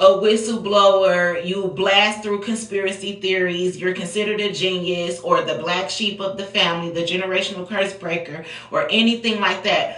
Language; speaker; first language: English; native; English